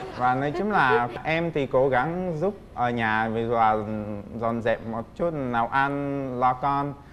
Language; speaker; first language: Vietnamese; non-native, fluent; Czech